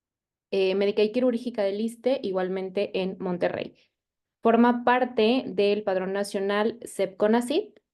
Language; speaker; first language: Spanish; native; Spanish